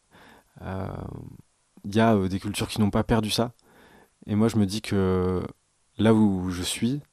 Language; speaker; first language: French; native; French